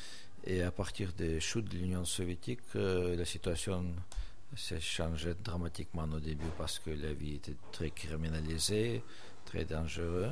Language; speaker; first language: French; non-native, fluent; Russian